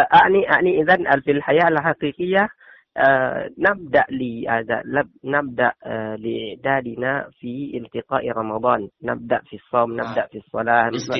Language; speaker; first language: Arabic; non-native, learner; Indonesian